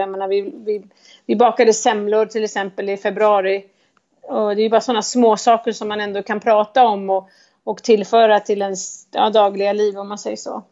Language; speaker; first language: Swedish; native; Swedish